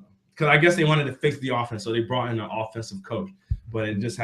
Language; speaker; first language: English; native; English